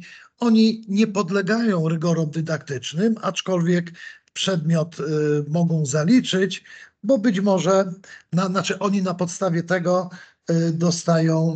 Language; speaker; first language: Polish; native; Polish